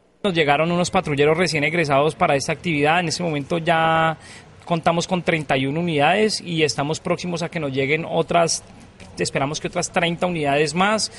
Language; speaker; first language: Spanish; native; Spanish